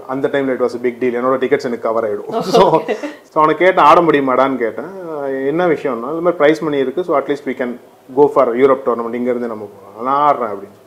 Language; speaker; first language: Tamil; native; Tamil